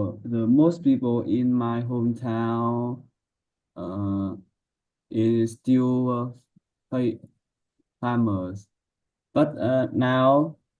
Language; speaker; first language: English; non-native, learner; Vietnamese